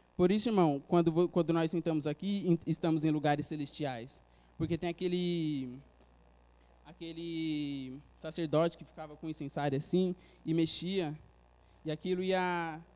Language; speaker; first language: Portuguese; native; Portuguese